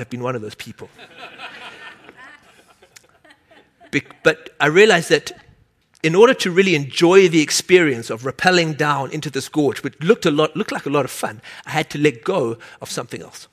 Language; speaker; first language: English; native; English